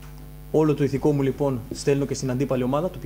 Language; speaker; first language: Greek; native; Greek